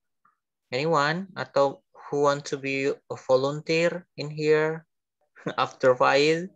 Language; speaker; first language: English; non-native, fluent; Indonesian